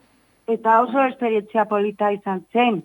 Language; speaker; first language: Basque; non-native, local second language; Spanish